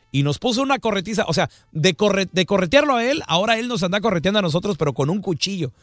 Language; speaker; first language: Spanish; native; Spanish